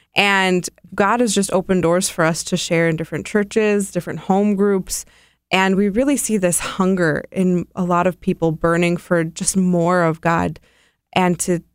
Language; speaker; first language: English; native; English